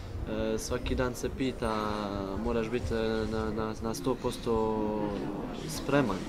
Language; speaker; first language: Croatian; early bilingual, heritage; Bosnian